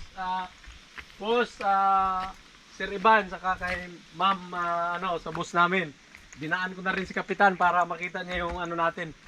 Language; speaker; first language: Filipino; non-native, local second language; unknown